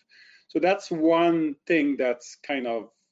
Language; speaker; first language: English; non-native, fluent; French